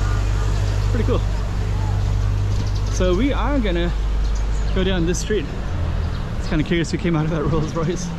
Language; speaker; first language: English; native; English